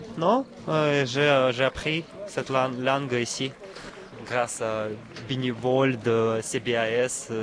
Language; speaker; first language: French; non-native, learner; Russian